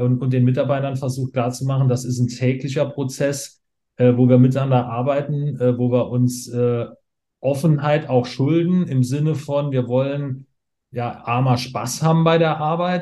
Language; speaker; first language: German; native; German